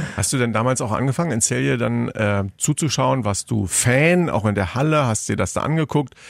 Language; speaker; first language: German; native; German